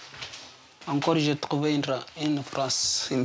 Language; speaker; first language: French; non-native, learner; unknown